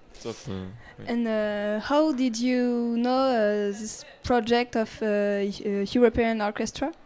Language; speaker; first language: English; non-native, learner; French